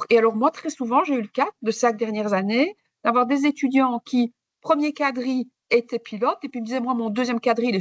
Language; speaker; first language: French; native; French